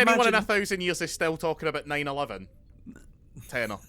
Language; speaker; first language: English; native; English